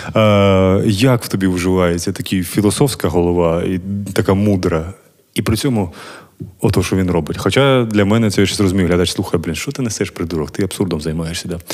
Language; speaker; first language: Ukrainian; native; Ukrainian